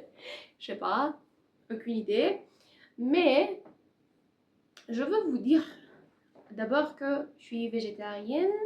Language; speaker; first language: French; non-native, learner; Persian